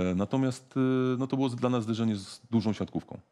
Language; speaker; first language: Polish; native; Polish